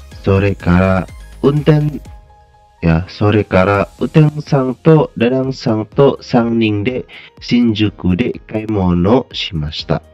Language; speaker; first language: Japanese; non-native, fluent; Indonesian